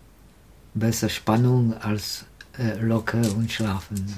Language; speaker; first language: German; non-native, learner; Czech